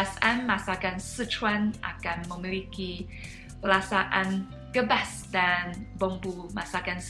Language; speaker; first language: Indonesian; non-native, fluent; Chinese